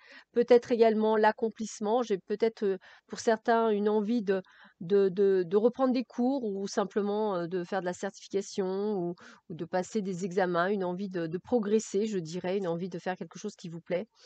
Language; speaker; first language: French; native; French